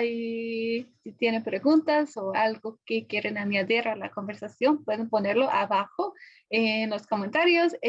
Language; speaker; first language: Spanish; non-native, fluent; English